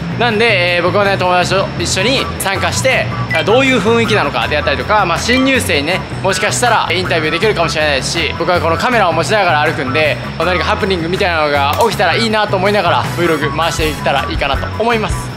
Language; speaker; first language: Japanese; native; Japanese